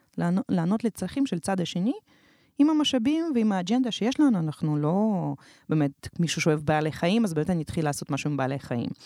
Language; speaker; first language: Hebrew; non-native, fluent; Russian